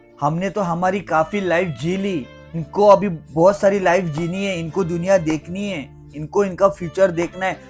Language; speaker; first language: Hindi; non-native, local second language; Marathi